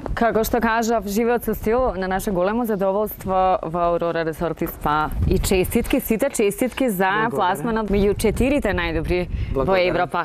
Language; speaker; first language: Macedonian; native; Macedonian